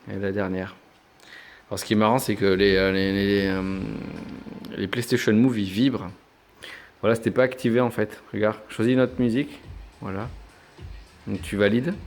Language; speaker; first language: French; native; French